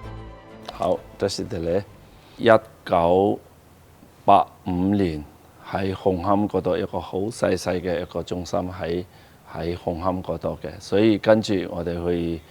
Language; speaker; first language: Cantonese; non-native, fluent; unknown